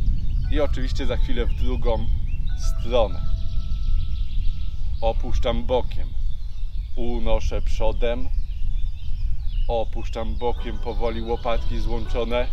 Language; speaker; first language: Polish; native; Polish